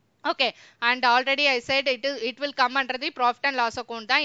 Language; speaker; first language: English; non-native, local second language; Tamil